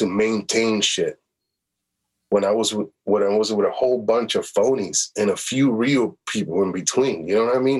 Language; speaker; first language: English; native; English